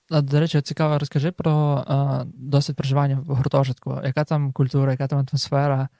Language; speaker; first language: Ukrainian; native; Ukrainian